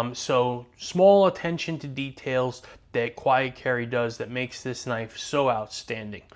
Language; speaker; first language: English; native; English